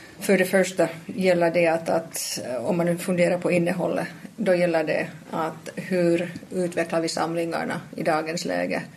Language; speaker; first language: Swedish; non-native, local second language; Finnish